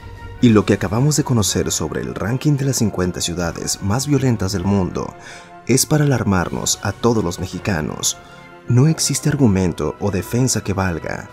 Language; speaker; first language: Spanish; native; Spanish